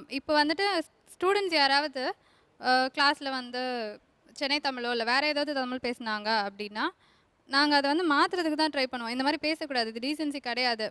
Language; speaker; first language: Tamil; native; Tamil